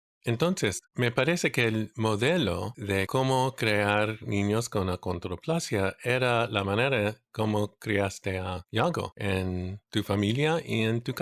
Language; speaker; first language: Spanish; non-native, fluent; English